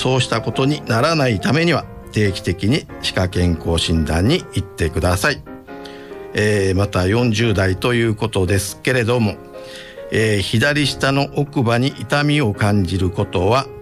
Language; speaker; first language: Japanese; native; Japanese